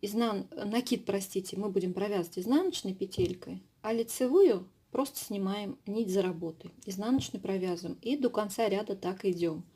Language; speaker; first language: Russian; native; Russian